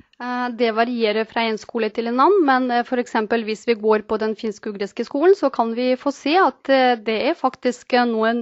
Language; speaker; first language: Norwegian; non-native, fluent; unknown